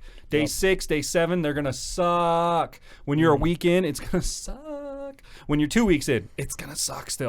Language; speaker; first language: English; native; English